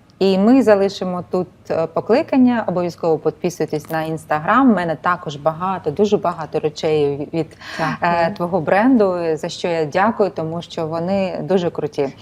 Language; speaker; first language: Ukrainian; native; Ukrainian